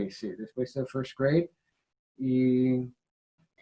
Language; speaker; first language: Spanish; non-native, learner; English